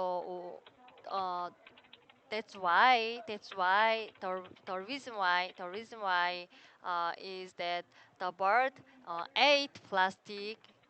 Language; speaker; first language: English; non-native, learner; Korean